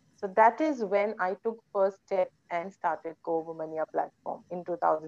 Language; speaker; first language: English; non-native, local second language; Konkani